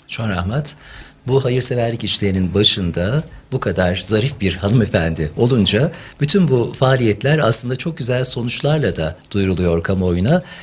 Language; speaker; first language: Turkish; native; Turkish